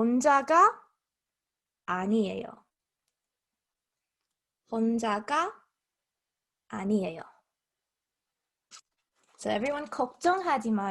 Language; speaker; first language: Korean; non-native, learner; English